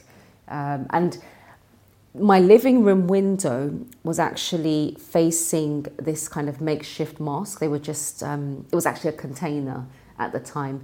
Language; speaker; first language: English; native; English